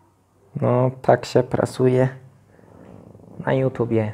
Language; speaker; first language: Polish; non-native, learner; Turkish